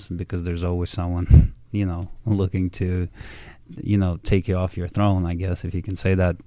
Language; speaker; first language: English; early bilingual, other home language; Russian